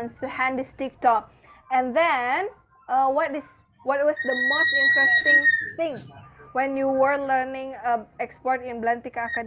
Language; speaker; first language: English; non-native, fluent; Indonesian